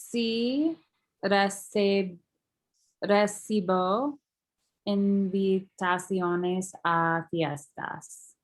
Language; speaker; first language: Spanish; non-native, learner; English